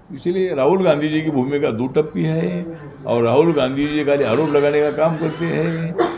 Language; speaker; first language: Hindi; non-native, local second language; Marathi